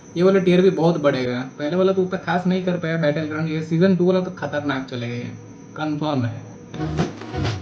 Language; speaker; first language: Hindi; native; Hindi